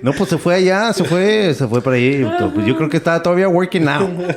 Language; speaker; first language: Spanish; early bilingual, heritage; Spanish